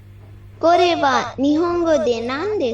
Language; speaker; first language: Japanese; non-native, learner; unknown